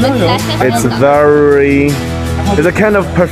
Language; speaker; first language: English; non-native, learner; Chinese